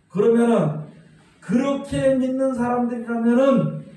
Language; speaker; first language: Korean; native; Korean